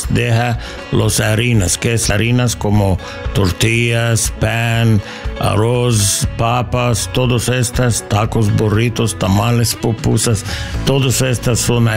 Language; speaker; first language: Spanish; non-native, learner; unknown